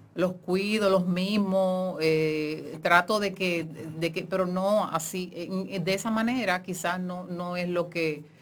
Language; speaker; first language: Spanish; native; Spanish